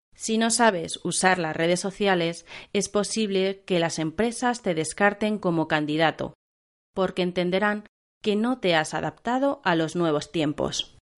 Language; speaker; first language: Spanish; native; Spanish